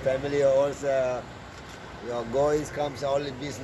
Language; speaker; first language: English; non-native, learner; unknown